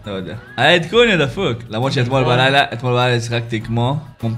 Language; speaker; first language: Hebrew; native; Hebrew